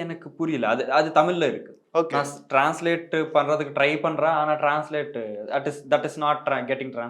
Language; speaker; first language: Tamil; non-native, learner; Telugu